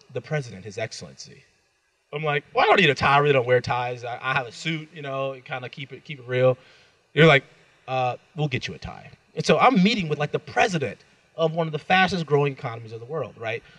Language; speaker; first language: English; native; English